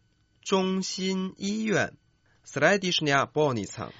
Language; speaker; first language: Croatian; non-native, fluent; Chinese